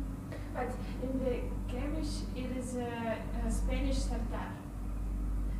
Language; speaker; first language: English; non-native, learner; Russian